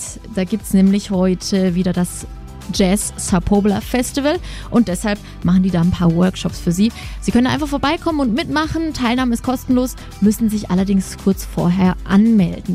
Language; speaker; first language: German; native; German